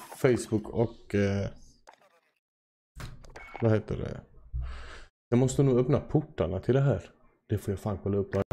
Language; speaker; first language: Swedish; native; Swedish